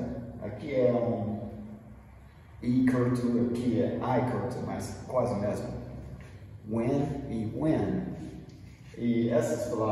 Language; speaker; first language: Portuguese; non-native, fluent; English